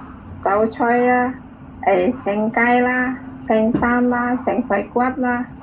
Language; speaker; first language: Cantonese; non-native, learner; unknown